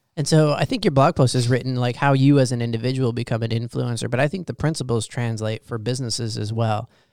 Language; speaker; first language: English; native; English